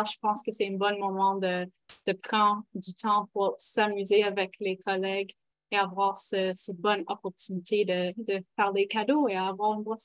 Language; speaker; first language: French; non-native, local second language; English